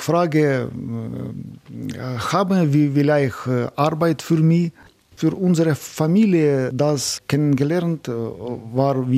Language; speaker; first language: German; non-native, learner; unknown